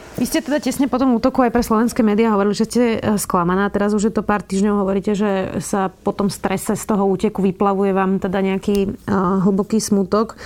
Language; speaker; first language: Slovak; native; Slovak